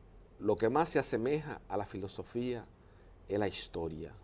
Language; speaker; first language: Spanish; native; Spanish